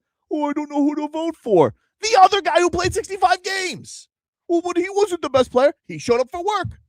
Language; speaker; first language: English; native; English